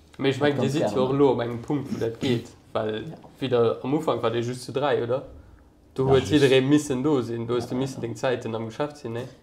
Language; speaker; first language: Luxembourgish; native; Luxembourgish